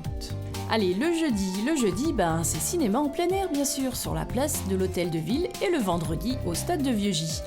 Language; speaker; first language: French; native; French